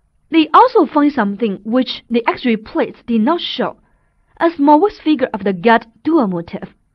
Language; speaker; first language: English; non-native, fluent; Chinese